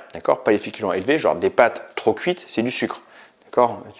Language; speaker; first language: French; native; French